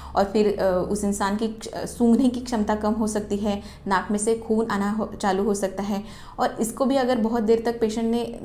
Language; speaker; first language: Hindi; non-native, local second language; Marathi